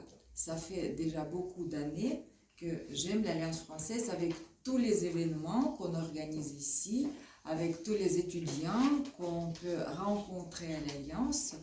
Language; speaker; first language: French; non-native, fluent; Russian